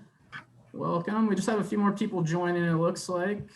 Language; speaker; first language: English; native; English